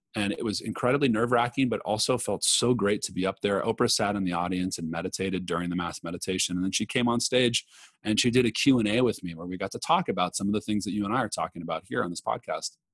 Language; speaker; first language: English; native; English